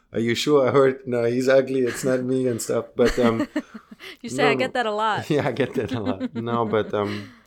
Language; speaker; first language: English; non-native, fluent; German